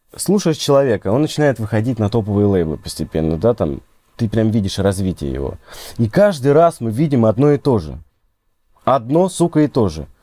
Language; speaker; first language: Russian; native; Russian